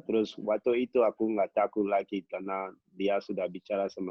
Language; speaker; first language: Indonesian; non-native, local second language; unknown